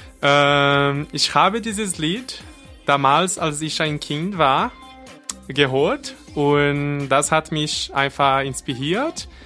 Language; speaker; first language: German; non-native, fluent; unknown